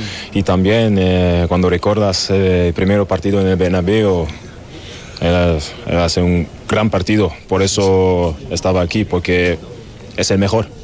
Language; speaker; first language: Spanish; non-native, fluent; German